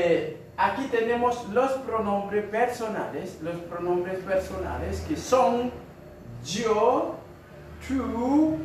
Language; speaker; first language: Spanish; non-native, fluent; Haitian Creole